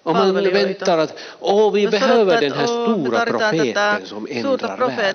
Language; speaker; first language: Swedish; non-native, fluent; Finnish